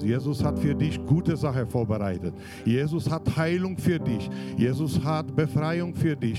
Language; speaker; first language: German; non-native, fluent; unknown